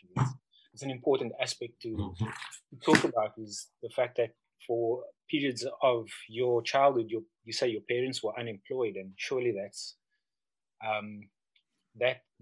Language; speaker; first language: English; native; English